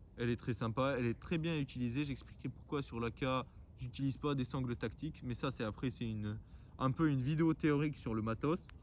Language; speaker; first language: French; non-native, fluent; Ukrainian